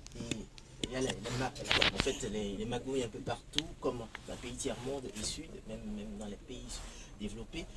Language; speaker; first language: French; non-native, local second language; Haitian Creole